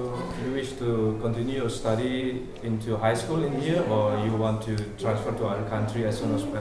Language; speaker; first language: English; non-native, fluent; Indonesian